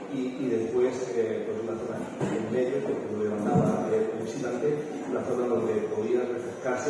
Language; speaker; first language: Spanish; native; Spanish